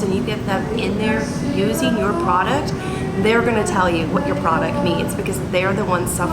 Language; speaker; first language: English; native; English